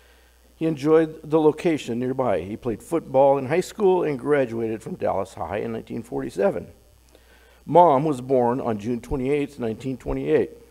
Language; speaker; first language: English; native; English